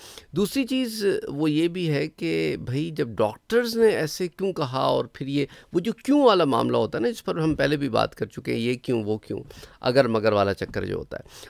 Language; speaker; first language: Urdu; native; Urdu